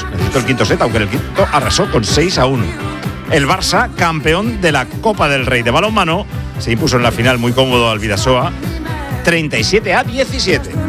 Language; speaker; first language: Spanish; native; Spanish